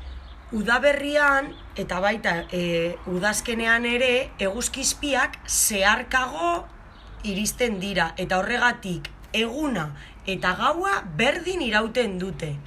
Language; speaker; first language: Basque; non-native, local second language; Spanish